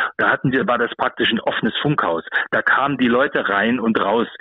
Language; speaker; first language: German; native; German